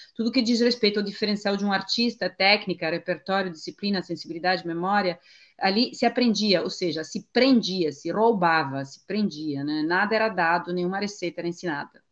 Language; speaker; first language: Portuguese; non-native, fluent; Italian